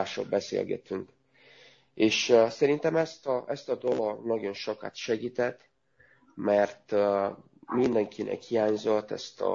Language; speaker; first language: Hungarian; non-native, learner; Romanian